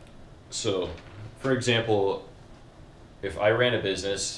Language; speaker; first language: English; native; English